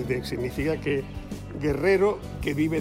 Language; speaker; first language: Spanish; native; Spanish